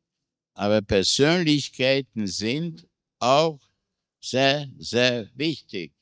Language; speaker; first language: German; non-native, fluent; Hungarian